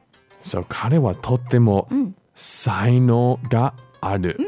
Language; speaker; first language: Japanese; non-native, fluent; English